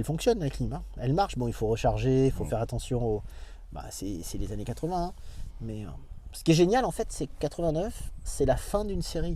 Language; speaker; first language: French; native; French